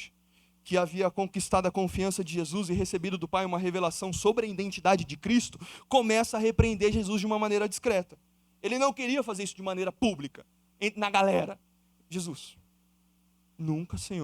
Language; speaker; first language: Portuguese; native; Portuguese